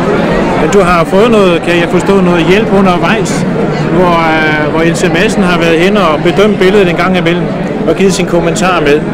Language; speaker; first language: Danish; native; Danish